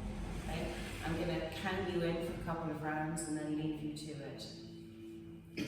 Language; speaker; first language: English; native; English